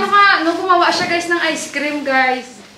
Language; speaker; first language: Filipino; native; Filipino